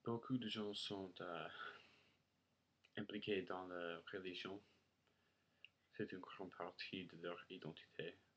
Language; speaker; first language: French; non-native, learner; English